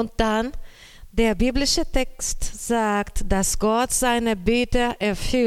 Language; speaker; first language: German; non-native, learner; Portuguese